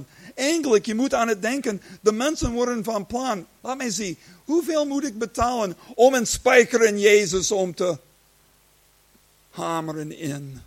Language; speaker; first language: Dutch; non-native, learner; English